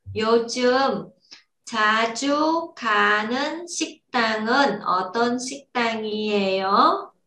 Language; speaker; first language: Korean; non-native, fluent; Vietnamese